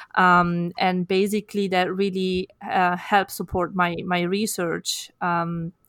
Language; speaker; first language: English; non-native, fluent; Italian